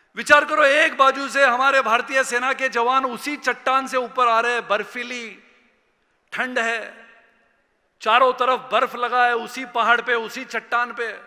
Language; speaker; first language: Hindi; non-native, local second language; Marathi